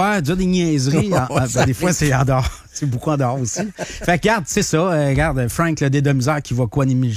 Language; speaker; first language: French; native; French